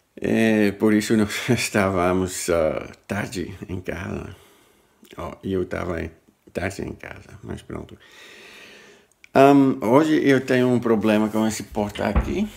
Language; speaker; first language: Portuguese; non-native, learner; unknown